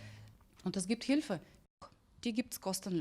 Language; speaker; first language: German; non-native, fluent; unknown